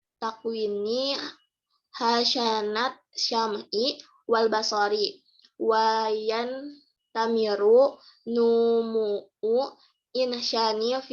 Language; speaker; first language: Arabic; non-native, learner; Indonesian